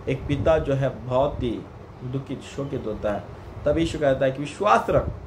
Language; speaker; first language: Hindi; non-native, local second language; Kannada